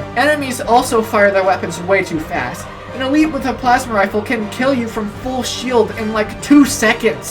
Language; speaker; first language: English; native; English